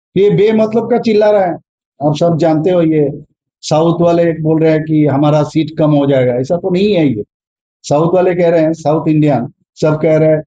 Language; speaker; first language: Hindi; non-native, local second language; Bangla